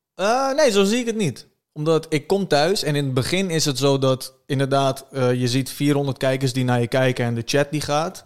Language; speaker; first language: Dutch; early bilingual, other home language; Turkish